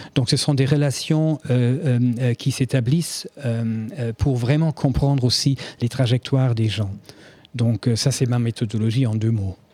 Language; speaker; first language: French; non-native, fluent; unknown